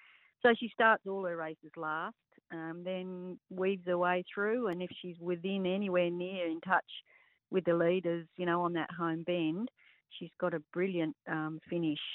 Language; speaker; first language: English; native; English